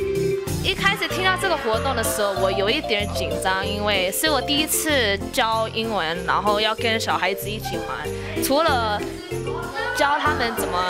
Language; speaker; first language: Chinese; early bilingual, heritage; English